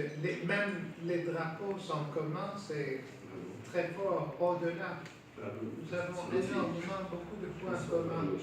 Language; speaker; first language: French; non-native, fluent; Turkish